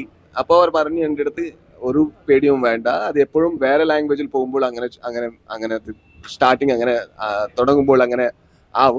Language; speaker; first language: Malayalam; non-native, learner; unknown